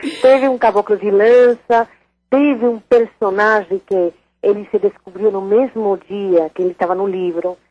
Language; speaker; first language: Portuguese; non-native, fluent; Spanish